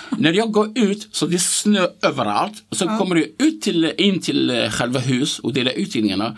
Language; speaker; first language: Swedish; non-native, fluent; Arabic